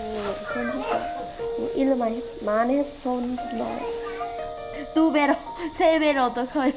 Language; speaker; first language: Korean; non-native, learner; Vietnamese